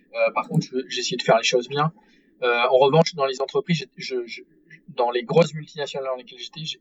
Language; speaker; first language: French; native; French